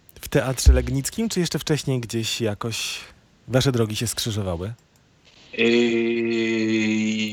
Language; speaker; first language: Polish; native; Polish